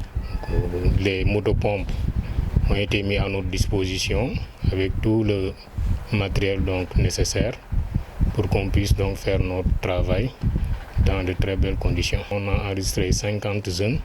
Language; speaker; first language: French; non-native, local second language; Wolof